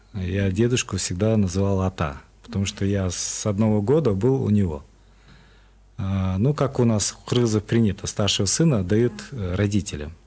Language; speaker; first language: Russian; non-native, local second language; Kyrgyz